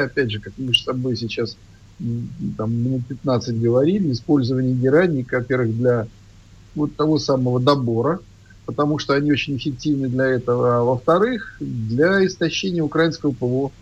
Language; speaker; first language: Russian; native; Russian